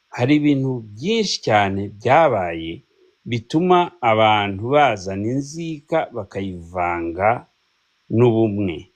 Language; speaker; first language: Kinyarwanda; early bilingual, heritage; Kinyarwanda